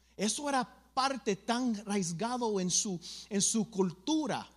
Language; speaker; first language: Spanish; early bilingual, other home language; English